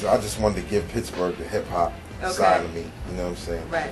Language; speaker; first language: English; native; English